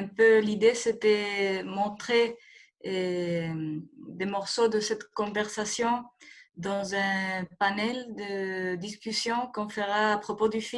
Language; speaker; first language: French; non-native, fluent; Spanish